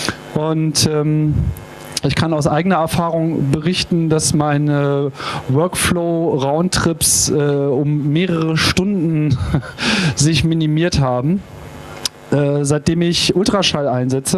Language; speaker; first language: German; native; German